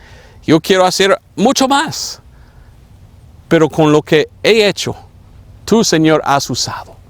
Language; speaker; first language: Spanish; non-native, fluent; English